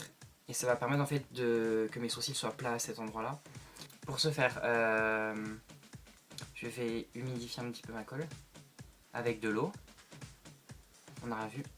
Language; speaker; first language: French; native; French